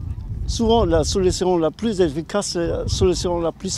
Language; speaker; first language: French; non-native, fluent; German